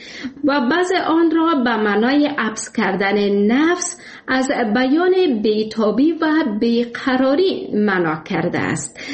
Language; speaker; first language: Persian; native; Persian